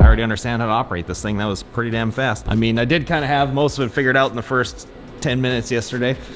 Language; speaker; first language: English; native; English